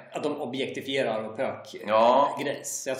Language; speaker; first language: Swedish; native; Swedish